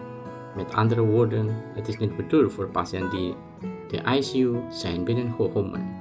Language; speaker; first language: Dutch; non-native, fluent; Indonesian